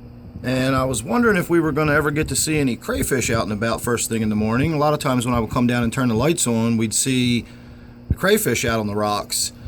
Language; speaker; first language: English; native; English